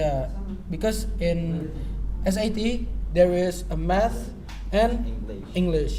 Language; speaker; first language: English; non-native, learner; Indonesian